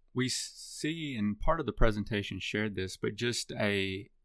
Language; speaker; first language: English; native; English